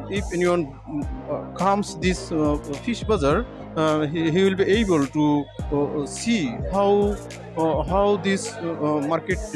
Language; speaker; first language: English; non-native, learner; Bangla